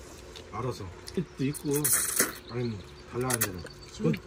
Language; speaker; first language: Korean; native; Korean